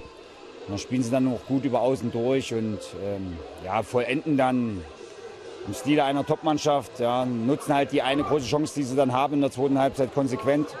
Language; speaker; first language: German; native; German